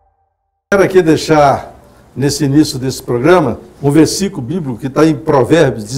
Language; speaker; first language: Portuguese; native; Portuguese